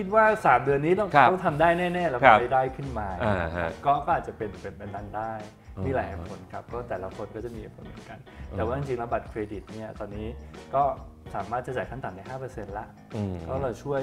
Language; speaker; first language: Thai; native; Thai